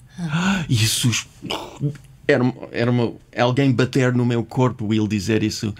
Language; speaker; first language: Portuguese; non-native, fluent; English